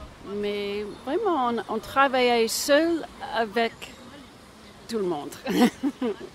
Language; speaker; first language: French; non-native, learner; English